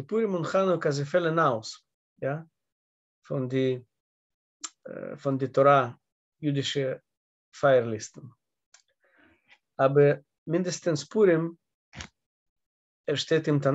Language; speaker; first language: German; non-native, learner; Russian